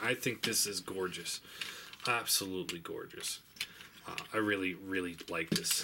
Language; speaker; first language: English; native; English